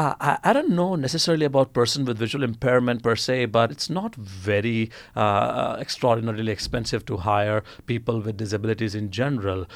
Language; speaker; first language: English; non-native, local second language; Gujarati